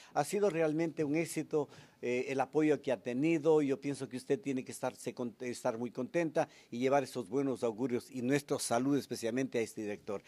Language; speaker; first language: Spanish; native; Spanish